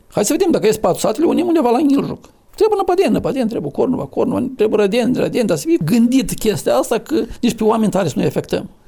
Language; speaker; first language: Romanian; native; Romanian